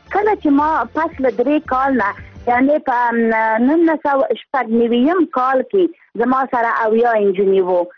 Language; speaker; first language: Pashto; non-native, local second language; Persian